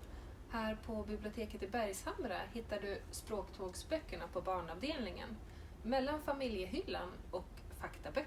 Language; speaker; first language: Swedish; native; Swedish